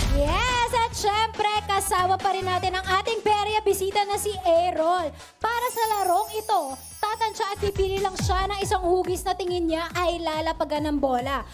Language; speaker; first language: Filipino; native; Filipino